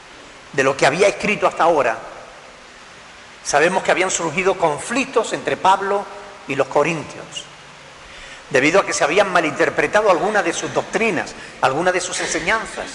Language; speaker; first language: Spanish; native; Spanish